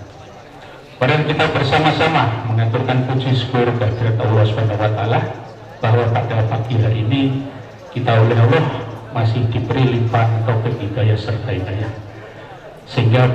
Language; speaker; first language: Indonesian; native; Indonesian